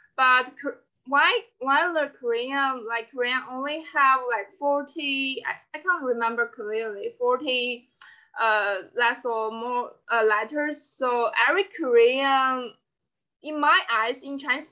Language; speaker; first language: English; non-native, fluent; Chinese